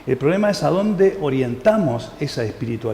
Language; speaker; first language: Spanish; native; Spanish